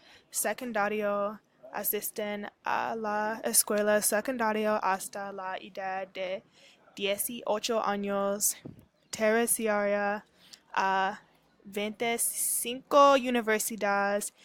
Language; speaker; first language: Spanish; non-native, learner; English